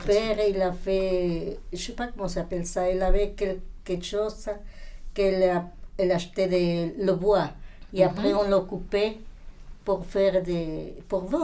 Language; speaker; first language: French; non-native, fluent; Spanish